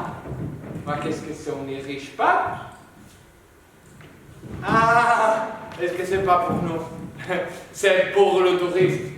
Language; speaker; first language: French; non-native, learner; Spanish